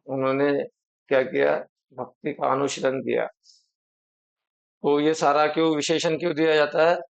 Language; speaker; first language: Hindi; non-native, local second language; Marathi